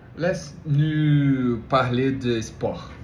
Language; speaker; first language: French; non-native, learner; Portuguese